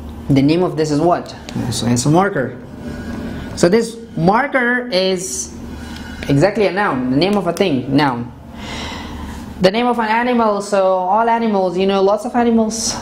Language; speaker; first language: English; non-native, fluent; Persian